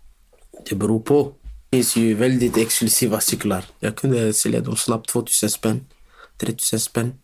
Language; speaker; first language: Swedish; non-native, local second language; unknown